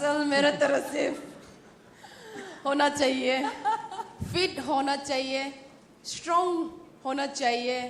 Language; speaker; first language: Hindi; non-native, local second language; Manipuri